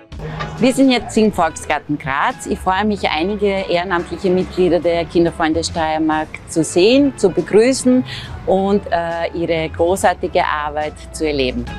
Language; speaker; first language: German; native; German